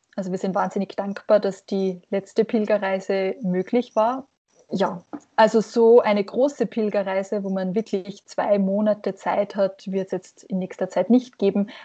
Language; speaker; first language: German; native; German